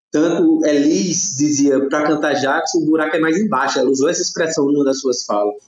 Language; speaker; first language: Portuguese; native; Portuguese